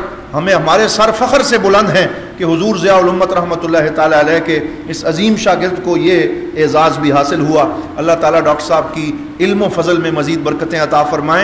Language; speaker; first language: Urdu; native; Urdu